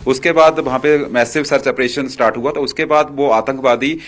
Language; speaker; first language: Hindi; native; Hindi